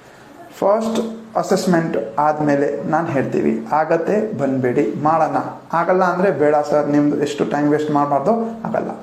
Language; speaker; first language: Kannada; non-native, local second language; Gujarati